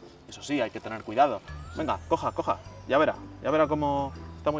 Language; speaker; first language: Spanish; native; Spanish